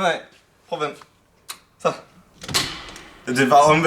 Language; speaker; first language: Danish; native; Danish